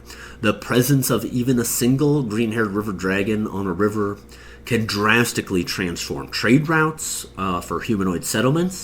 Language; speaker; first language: English; native; English